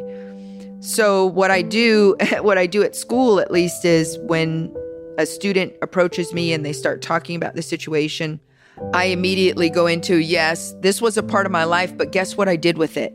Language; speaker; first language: English; native; English